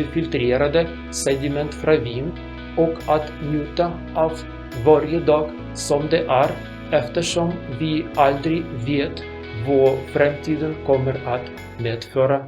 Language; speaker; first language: Swedish; non-native, learner; Russian